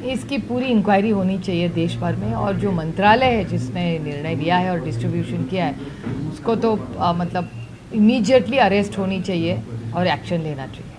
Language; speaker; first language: Hindi; non-native, local second language; Marathi